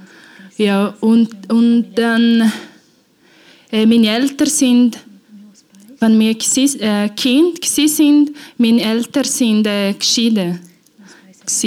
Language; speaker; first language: German; non-native, learner; Portuguese